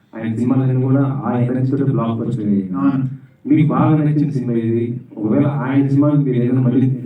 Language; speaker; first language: Telugu; native; Telugu